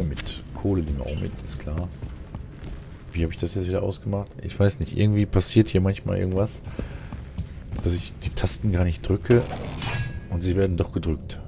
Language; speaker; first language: German; native; German